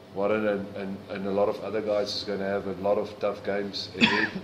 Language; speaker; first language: English; non-native, local second language; Afrikaans